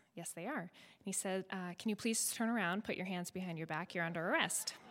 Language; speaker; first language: English; native; English